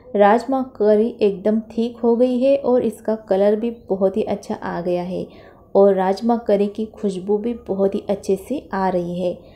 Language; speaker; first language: Hindi; non-native, local second language; Marathi